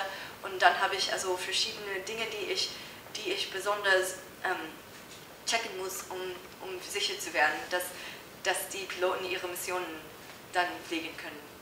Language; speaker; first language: German; non-native, fluent; English